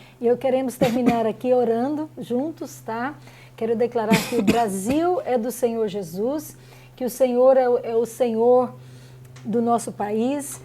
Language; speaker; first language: Portuguese; native; Portuguese